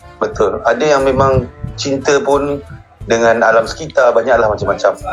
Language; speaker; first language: Malay; native; Malay